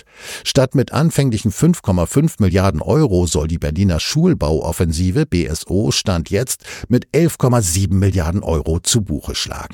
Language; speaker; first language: German; native; German